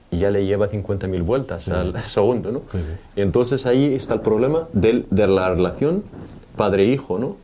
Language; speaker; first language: Spanish; non-native, fluent; Arabic